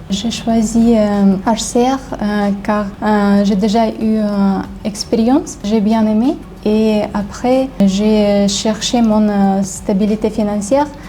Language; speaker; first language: French; non-native, learner; Ukrainian